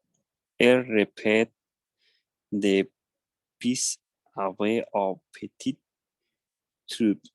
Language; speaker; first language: French; non-native, learner; Spanish